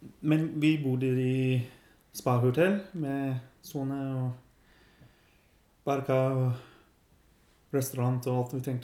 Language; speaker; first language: Norwegian; non-native, learner; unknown